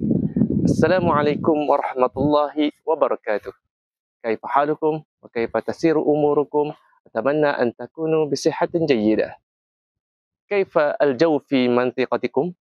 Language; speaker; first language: Arabic; non-native, fluent; Malay